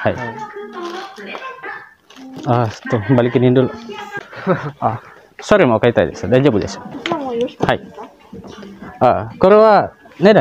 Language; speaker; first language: Japanese; non-native, learner; Indonesian